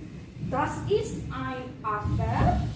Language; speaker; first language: German; non-native, learner; Indonesian